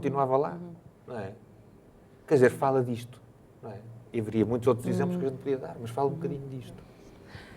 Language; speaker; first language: Portuguese; native; Portuguese